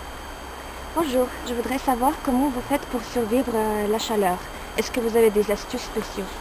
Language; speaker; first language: French; non-native, fluent; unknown